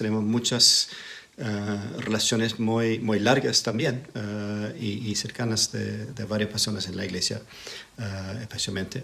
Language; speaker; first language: Spanish; non-native, fluent; English